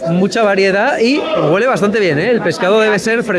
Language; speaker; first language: Spanish; native; Spanish